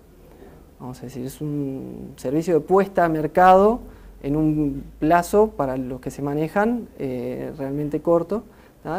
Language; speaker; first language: Spanish; native; Spanish